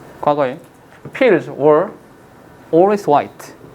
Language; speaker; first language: English; non-native, fluent; Korean